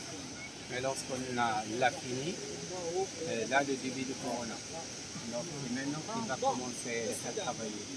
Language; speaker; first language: French; non-native, local second language; Arabic